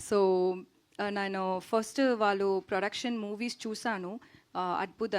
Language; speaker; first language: Telugu; non-native, learner; Tamil